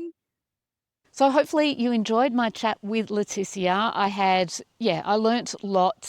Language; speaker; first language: English; native; English